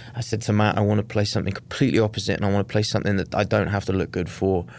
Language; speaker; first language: English; native; English